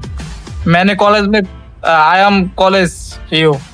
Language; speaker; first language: Hindi; non-native, learner; Bangla